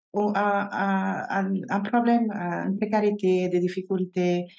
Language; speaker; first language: French; non-native, fluent; Spanish